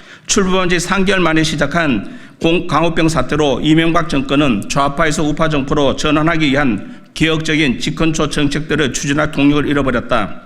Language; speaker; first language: Korean; native; Korean